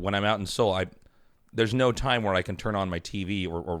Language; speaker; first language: English; native; English